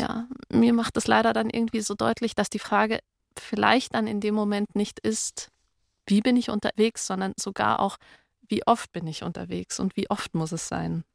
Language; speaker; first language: German; native; German